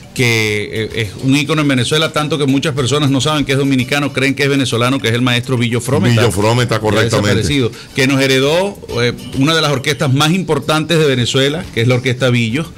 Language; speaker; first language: Spanish; native; Spanish